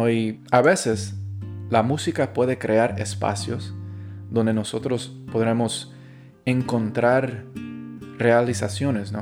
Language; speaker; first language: Spanish; early bilingual, heritage; Spanish